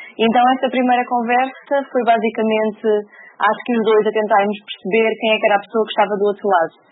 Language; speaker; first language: Portuguese; native; Portuguese